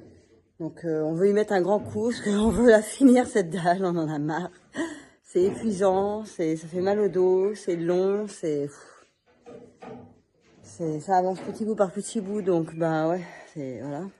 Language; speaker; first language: French; native; French